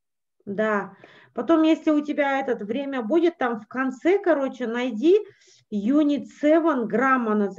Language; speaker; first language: Russian; native; Russian